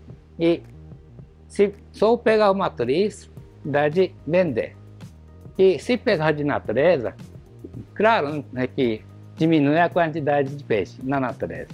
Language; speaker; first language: Portuguese; non-native, learner; Japanese